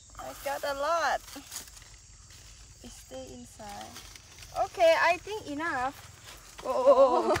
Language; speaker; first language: English; non-native, learner; Thai